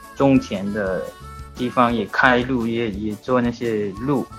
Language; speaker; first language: Chinese; non-native, fluent; Morisyen